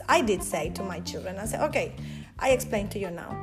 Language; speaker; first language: English; non-native, fluent; Spanish